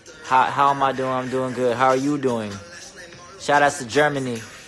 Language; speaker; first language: English; early bilingual, other home language; Korean